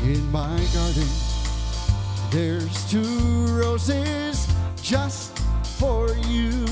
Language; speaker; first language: English; native; English